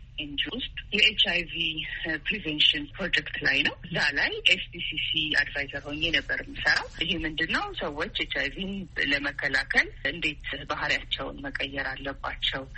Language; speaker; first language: Amharic; native; Amharic